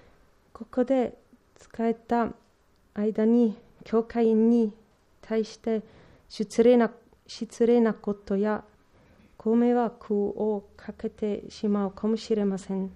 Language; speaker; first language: Japanese; non-native, learner; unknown